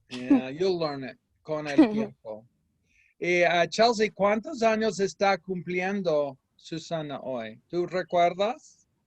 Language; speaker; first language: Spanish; non-native, fluent; English